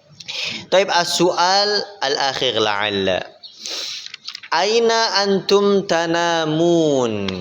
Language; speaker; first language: Arabic; non-native, fluent; Indonesian